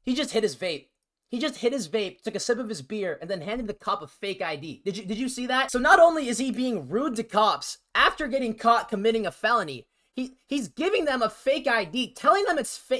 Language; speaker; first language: English; native; English